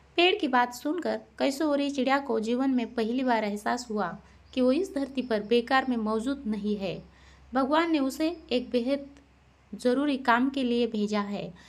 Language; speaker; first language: Hindi; non-native, local second language; Marathi